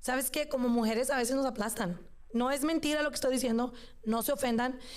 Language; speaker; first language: Spanish; early bilingual, other home language; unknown